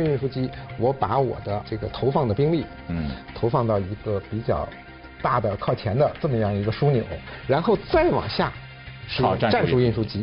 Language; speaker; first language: Chinese; native; Chinese